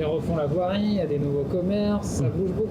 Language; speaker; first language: French; native; French